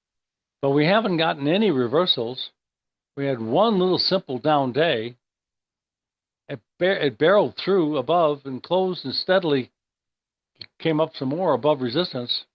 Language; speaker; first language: English; native; English